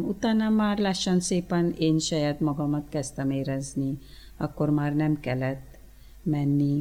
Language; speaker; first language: Hungarian; early bilingual, other home language; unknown